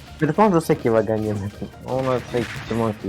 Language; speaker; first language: French; non-native, learner; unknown